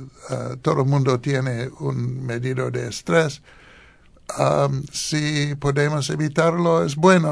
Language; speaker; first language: Spanish; non-native, learner; English